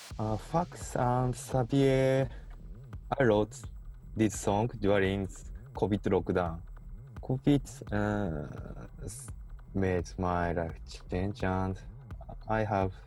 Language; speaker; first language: English; non-native, learner; Japanese